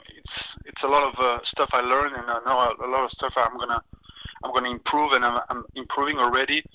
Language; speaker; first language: English; non-native, fluent; French